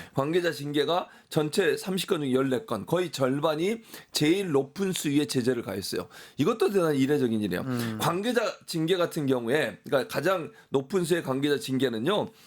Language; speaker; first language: Korean; native; Korean